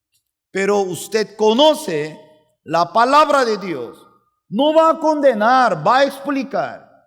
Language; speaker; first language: Spanish; non-native, fluent; Korean